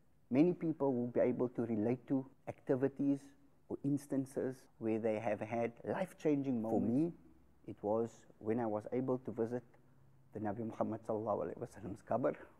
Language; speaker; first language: English; early bilingual, other home language; Afrikaans